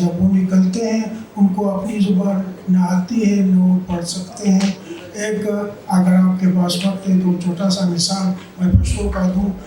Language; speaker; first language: Urdu; non-native, local second language; Pashto